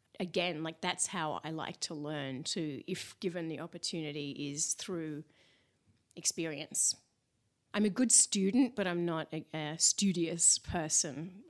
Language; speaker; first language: English; native; English